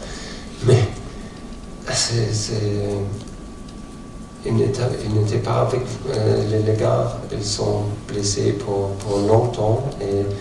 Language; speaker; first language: French; non-native, fluent; German